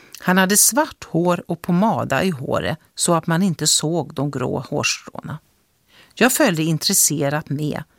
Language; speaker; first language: Swedish; native; Swedish